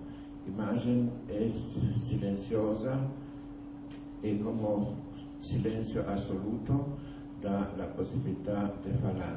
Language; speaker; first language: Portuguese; non-native, learner; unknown